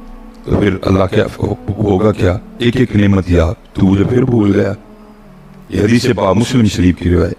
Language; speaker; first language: Hindi; non-native, local second language; Punjabi